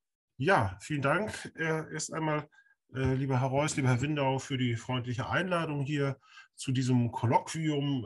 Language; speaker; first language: German; native; German